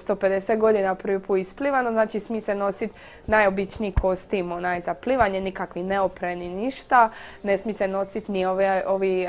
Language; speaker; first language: Croatian; native; Croatian